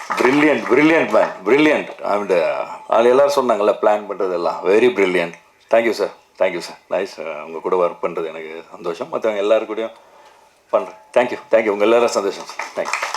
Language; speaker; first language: Tamil; non-native, local second language; Kannada